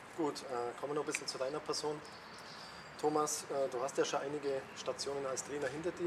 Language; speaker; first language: German; native; German